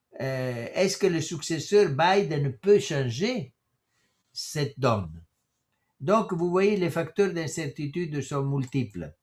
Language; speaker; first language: French; non-native, fluent; Italian